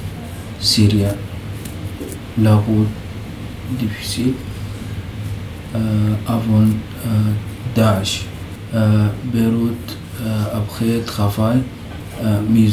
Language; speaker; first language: French; non-native, learner; Arabic